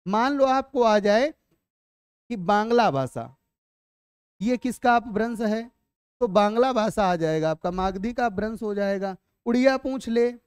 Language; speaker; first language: Hindi; native; Hindi